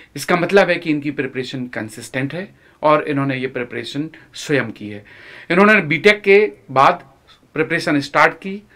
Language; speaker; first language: Hindi; native; Hindi